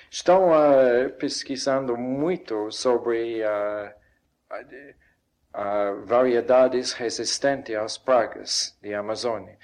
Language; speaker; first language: Portuguese; non-native, fluent; English